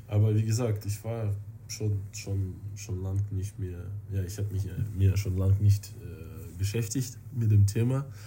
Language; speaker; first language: German; non-native, fluent; Russian